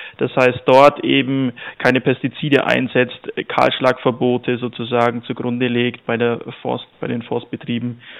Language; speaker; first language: German; native; German